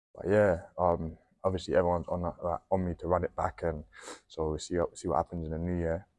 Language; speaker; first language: English; native; English